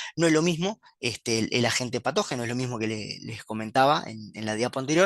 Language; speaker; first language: Spanish; native; Spanish